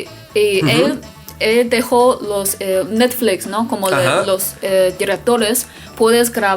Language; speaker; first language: Spanish; non-native, learner; Chinese